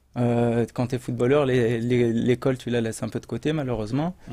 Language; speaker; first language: French; native; French